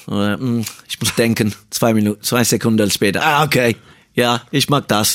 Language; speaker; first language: German; non-native, learner; English